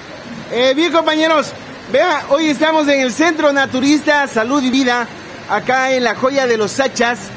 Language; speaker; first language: Spanish; native; Spanish